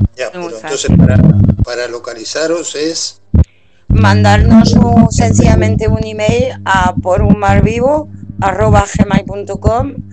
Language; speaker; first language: Spanish; non-native, fluent; French